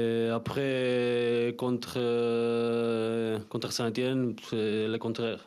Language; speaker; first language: French; non-native, fluent; Spanish